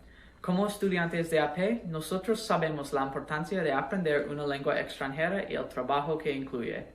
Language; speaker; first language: Spanish; non-native, fluent; English